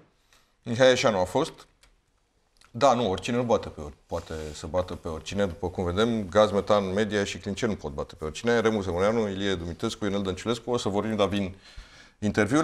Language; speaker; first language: Romanian; native; Romanian